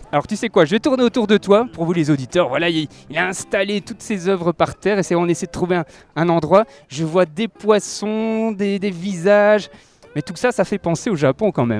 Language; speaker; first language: French; native; French